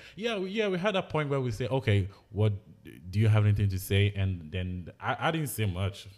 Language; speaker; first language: English; non-native, local second language; Igbo